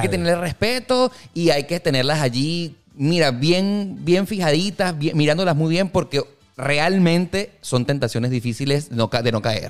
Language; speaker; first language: Spanish; native; Spanish